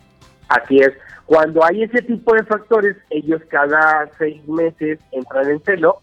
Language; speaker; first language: Spanish; native; Spanish